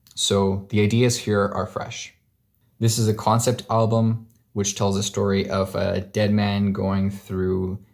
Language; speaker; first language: English; native; English